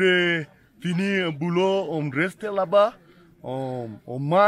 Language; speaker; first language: French; non-native, learner; Swahili